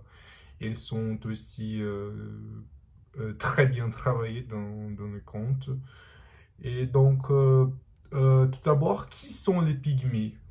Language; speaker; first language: French; non-native, learner; Portuguese